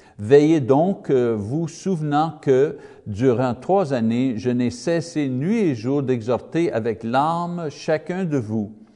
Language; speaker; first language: French; non-native, fluent; English